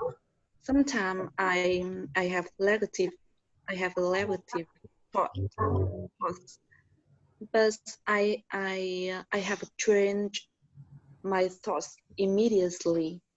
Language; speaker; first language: English; non-native, learner; Vietnamese